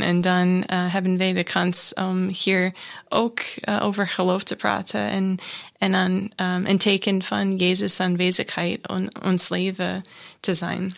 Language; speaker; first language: Dutch; non-native, learner; English